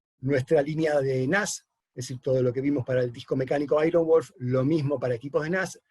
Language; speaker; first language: Spanish; native; Spanish